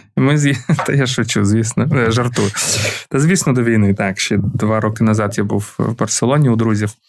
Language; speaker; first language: Ukrainian; non-native, local second language; Russian